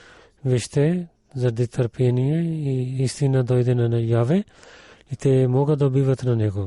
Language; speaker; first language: Bulgarian; non-native, learner; Urdu